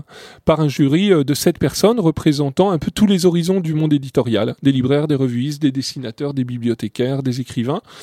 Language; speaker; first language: French; native; French